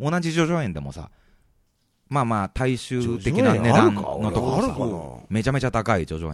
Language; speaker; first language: Japanese; native; Japanese